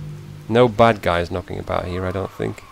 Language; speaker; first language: English; native; English